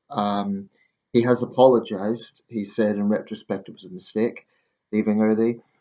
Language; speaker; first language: English; native; English